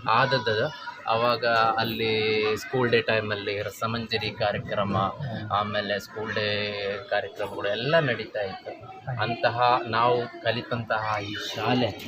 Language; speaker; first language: Kannada; non-native, local second language; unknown